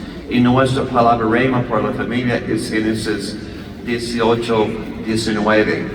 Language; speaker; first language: Spanish; non-native, learner; English